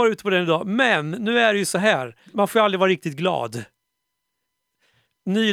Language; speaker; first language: Swedish; native; Swedish